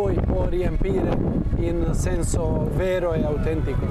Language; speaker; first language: Italian; non-native, fluent; Croatian